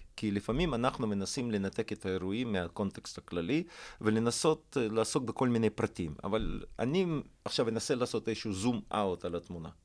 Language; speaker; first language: Hebrew; non-native, fluent; Russian